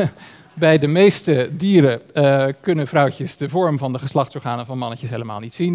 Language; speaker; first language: Dutch; native; Dutch